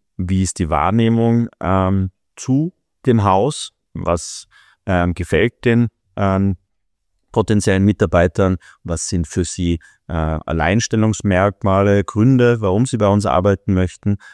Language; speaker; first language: German; native; German